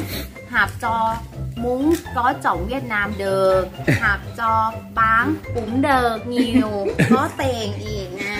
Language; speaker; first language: Vietnamese; non-native, learner; Thai